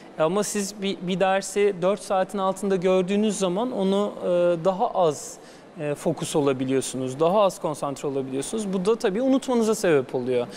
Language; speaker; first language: Turkish; native; Turkish